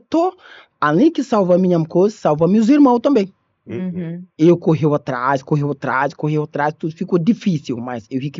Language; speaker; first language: Portuguese; non-native, learner; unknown